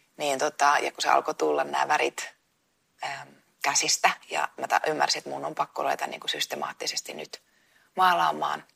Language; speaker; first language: Finnish; native; Finnish